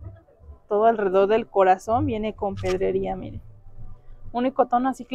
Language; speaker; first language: Spanish; native; Spanish